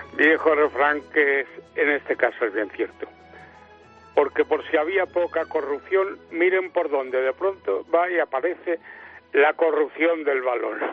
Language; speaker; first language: Spanish; native; Spanish